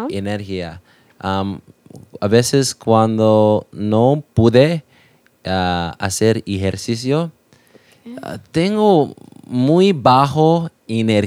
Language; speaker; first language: Spanish; non-native, learner; English